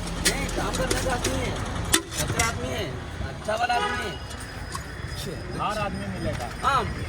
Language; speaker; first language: Hindi; non-native, local second language; Malayalam